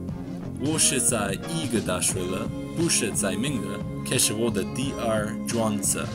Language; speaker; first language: Chinese; non-native, learner; English